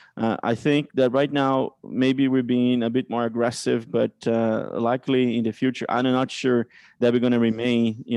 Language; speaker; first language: English; non-native, fluent; Portuguese